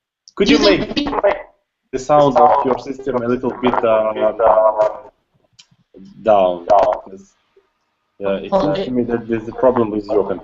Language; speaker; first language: English; non-native, learner; Russian